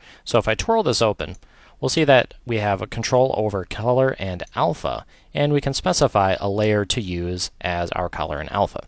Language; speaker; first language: English; native; English